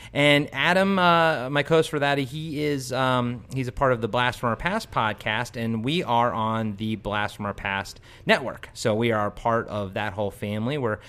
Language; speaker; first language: English; native; English